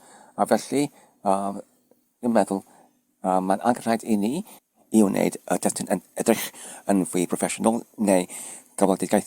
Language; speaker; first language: Welsh; non-native, fluent; English